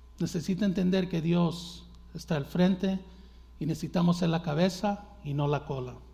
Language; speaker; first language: Spanish; early bilingual, heritage; Spanish